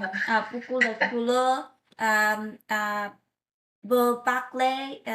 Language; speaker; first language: French; non-native, learner; Vietnamese